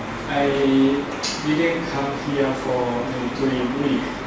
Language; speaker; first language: English; non-native, learner; Thai